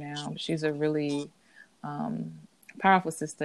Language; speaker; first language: English; native; English